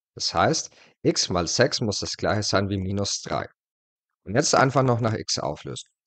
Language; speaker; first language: German; native; German